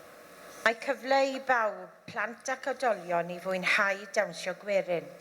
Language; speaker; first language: Welsh; native; Welsh